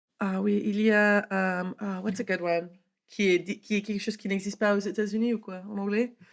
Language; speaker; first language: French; non-native, fluent; English